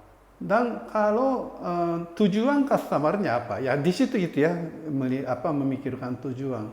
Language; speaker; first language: Indonesian; non-native, fluent; Japanese